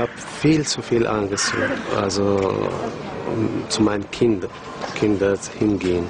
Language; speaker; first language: German; non-native, learner; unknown